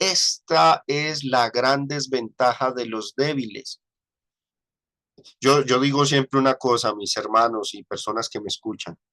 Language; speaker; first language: Spanish; native; Spanish